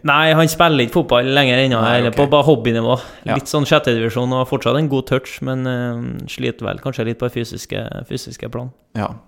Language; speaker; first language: Norwegian; native; Norwegian